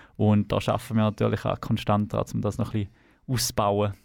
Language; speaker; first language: German; native; German